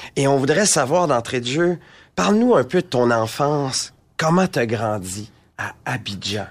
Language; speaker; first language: French; native; French